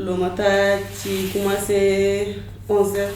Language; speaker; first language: French; non-native, learner; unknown